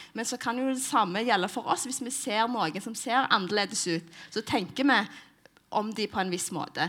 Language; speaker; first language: Norwegian; early bilingual, other home language; Somali